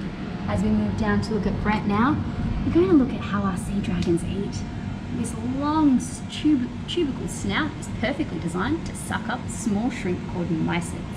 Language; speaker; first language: English; native; English